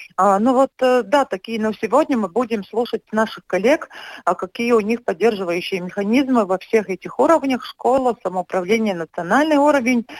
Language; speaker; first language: Russian; non-native, local second language; Latvian